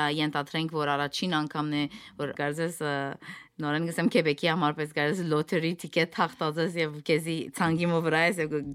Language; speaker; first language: Armenian; early bilingual, heritage; Armenian